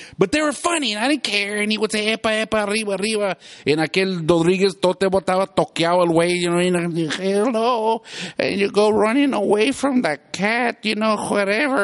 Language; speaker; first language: English; early bilingual, other home language; Spanish